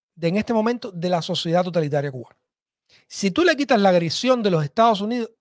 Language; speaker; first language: Spanish; native; Spanish